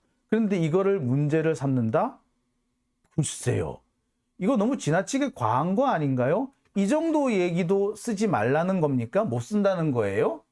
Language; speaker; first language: Korean; native; Korean